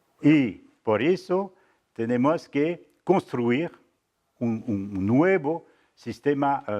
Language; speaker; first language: Spanish; non-native, fluent; French